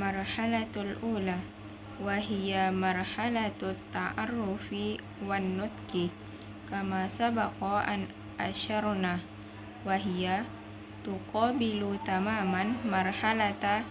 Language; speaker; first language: Arabic; non-native, learner; Indonesian